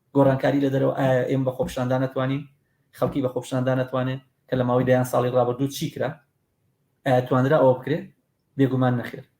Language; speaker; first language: Central Kurdish; native; Central Kurdish